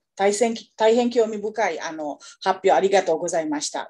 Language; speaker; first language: Japanese; non-native, fluent; Indonesian